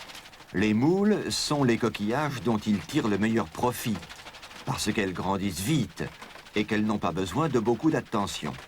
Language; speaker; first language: French; native; French